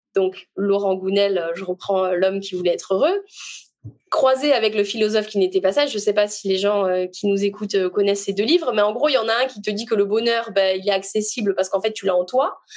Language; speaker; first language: French; native; French